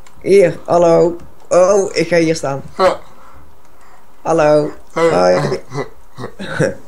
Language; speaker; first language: Dutch; native; Dutch